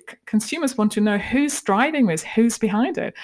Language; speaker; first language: English; non-native, fluent; German